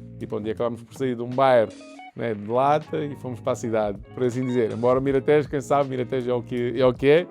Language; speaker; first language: Portuguese; early bilingual, other home language; Kabuverdianu